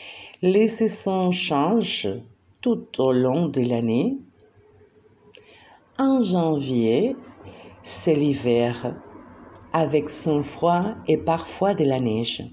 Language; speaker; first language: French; non-native, fluent; Spanish